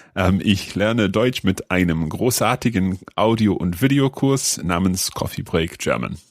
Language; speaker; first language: German; non-native, learner; English